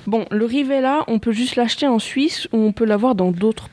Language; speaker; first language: French; native; French